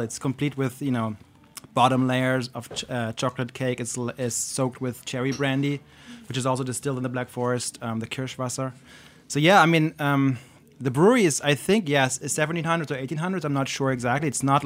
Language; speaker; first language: English; non-native, fluent; German